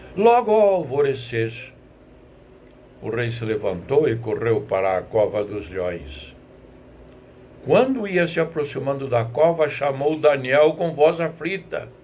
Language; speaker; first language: Portuguese; native; Portuguese